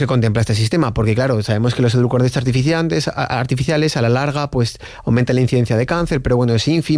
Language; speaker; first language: Spanish; native; Spanish